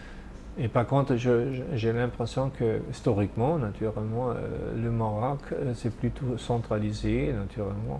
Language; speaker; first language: French; non-native, fluent; German